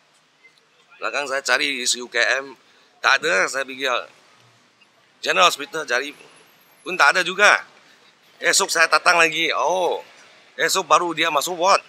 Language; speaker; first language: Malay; non-native, local second language; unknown